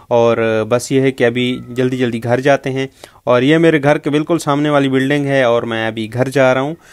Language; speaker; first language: Urdu; native; Urdu